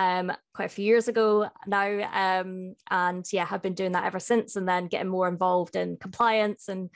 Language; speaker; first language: English; native; English